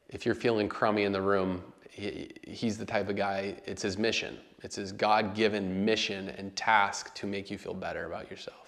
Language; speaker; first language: English; native; English